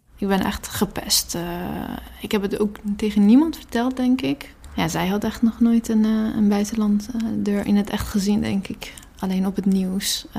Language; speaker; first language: Dutch; early bilingual, other home language; Persian